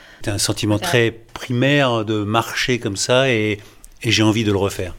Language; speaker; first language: French; native; French